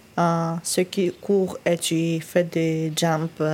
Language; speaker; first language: French; non-native, learner; Greek